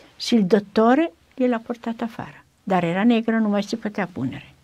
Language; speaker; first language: Romanian; non-native, learner; Italian